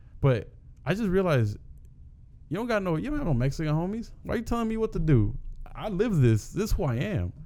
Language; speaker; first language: English; early bilingual, other home language; Spanish